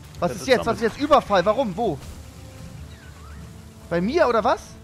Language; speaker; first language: German; native; German